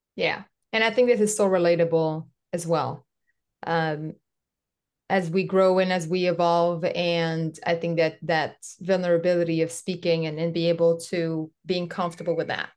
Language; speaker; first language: English; non-native, local second language; French